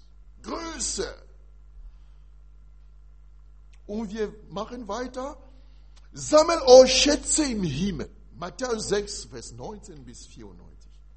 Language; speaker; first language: German; non-native, learner; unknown